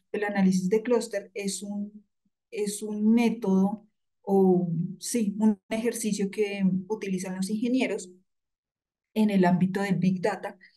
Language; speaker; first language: Spanish; native; Spanish